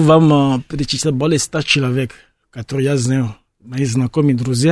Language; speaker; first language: Russian; non-native, fluent; Fon